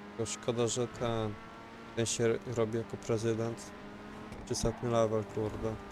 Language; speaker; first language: Polish; native; Polish